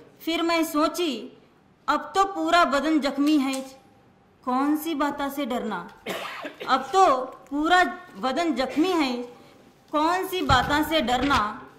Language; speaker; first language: Hindi; native; Hindi